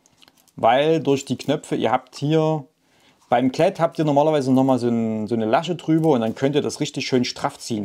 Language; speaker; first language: German; native; German